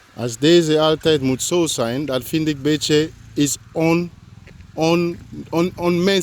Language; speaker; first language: Dutch; non-native, learner; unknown